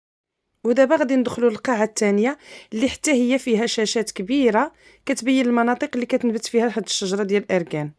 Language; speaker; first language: Arabic; native; Arabic